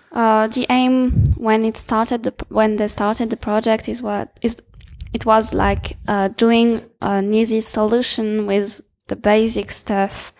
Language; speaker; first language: English; non-native, fluent; French